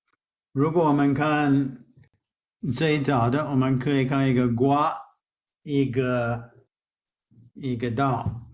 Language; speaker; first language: Chinese; non-native, fluent; English